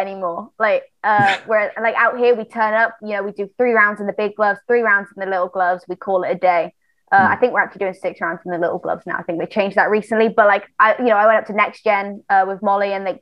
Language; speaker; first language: English; native; English